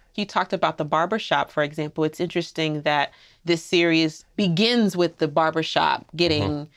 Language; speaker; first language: English; native; English